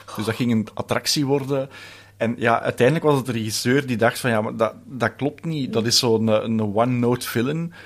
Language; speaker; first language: Dutch; native; Dutch